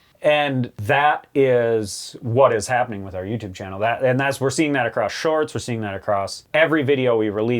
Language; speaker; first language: English; native; English